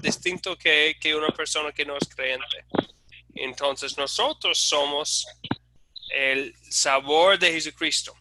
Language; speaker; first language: Spanish; non-native, fluent; English